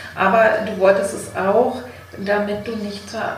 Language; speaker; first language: German; native; German